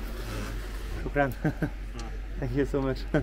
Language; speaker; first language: English; non-native, fluent; French